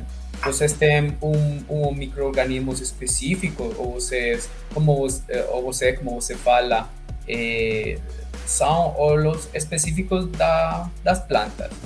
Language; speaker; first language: Portuguese; non-native, fluent; Spanish